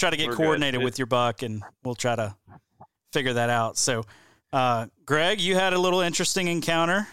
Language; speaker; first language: English; native; English